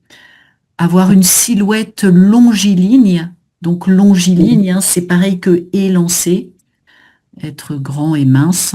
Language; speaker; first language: French; native; French